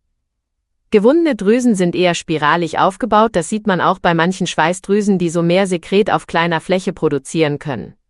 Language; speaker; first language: German; native; German